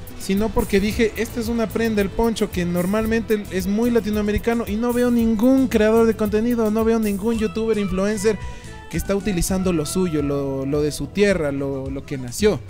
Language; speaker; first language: Spanish; native; Spanish